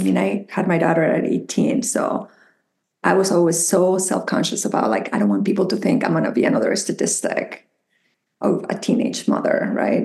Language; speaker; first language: English; non-native, fluent; Spanish